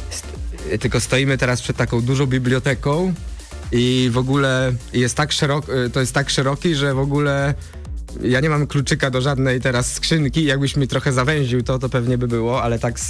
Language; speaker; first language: Polish; native; Polish